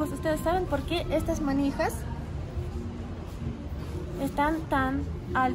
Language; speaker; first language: Spanish; native; Spanish